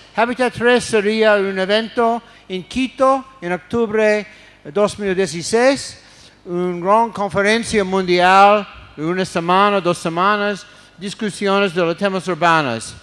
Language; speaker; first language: Spanish; non-native, fluent; English